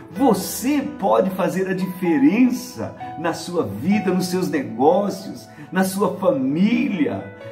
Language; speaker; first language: Portuguese; native; Portuguese